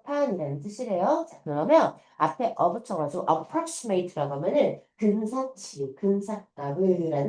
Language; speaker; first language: Korean; native; Korean